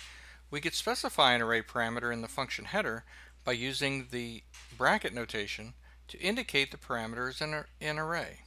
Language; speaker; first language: English; native; English